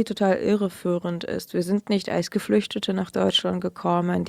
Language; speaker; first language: German; early bilingual, other home language; Russian